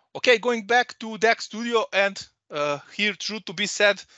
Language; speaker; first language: English; non-native, fluent; Serbian